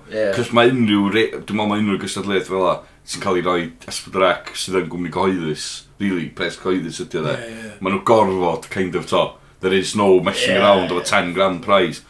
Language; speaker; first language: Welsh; native; Welsh